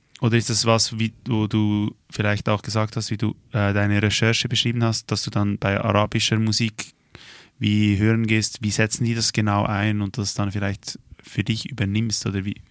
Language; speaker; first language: German; native; German